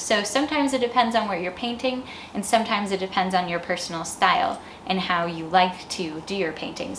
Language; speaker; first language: English; native; English